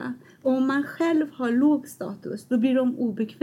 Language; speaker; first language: Swedish; non-native, fluent; Persian